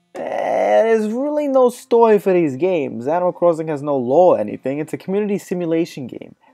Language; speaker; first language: English; native; English